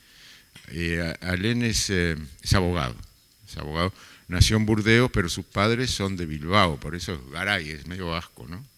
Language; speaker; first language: Spanish; native; Spanish